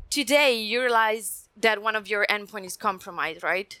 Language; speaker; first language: English; non-native, fluent; Italian